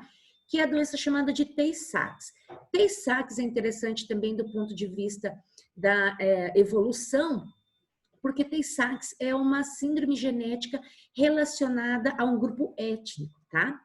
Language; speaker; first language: Portuguese; native; Portuguese